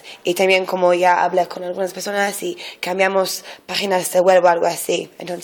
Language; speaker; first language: Spanish; non-native, fluent; English